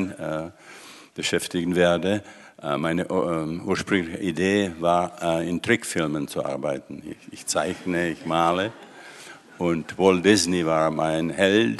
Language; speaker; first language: German; non-native, fluent; Czech